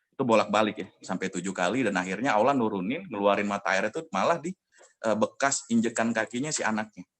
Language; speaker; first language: Indonesian; native; Indonesian